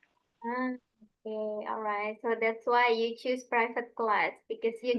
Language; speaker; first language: English; non-native, fluent; Indonesian